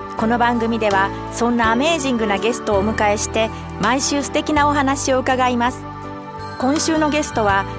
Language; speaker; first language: Japanese; native; Japanese